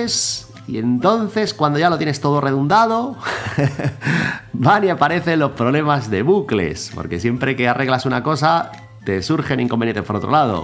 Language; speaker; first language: Spanish; native; Spanish